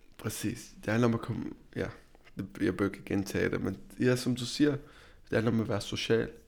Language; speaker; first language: Danish; early bilingual, other home language; Arabic